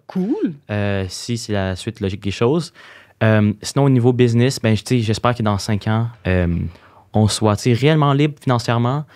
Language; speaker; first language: French; native; French